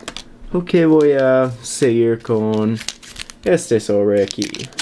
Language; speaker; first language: Spanish; non-native, learner; English